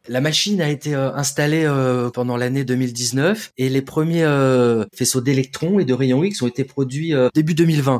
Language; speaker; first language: French; native; French